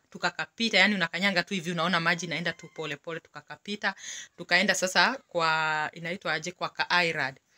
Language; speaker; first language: Swahili; native; Swahili